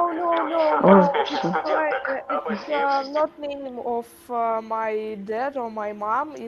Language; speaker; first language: English; non-native, learner; Russian